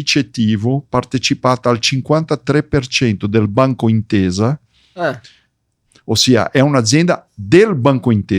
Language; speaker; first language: Italian; early bilingual, heritage; Portuguese